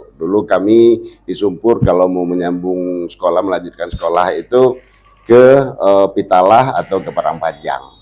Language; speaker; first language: Indonesian; non-native, local second language; Minangkabau